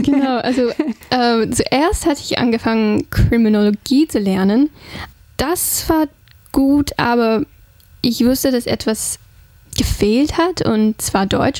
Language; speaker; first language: German; non-native, fluent; English